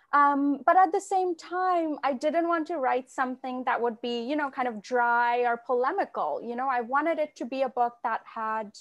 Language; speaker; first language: English; non-native, local second language; Bangla